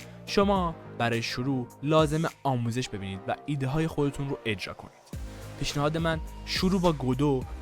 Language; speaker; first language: Persian; native; Persian